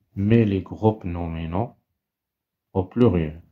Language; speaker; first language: French; non-native, local second language; Arabic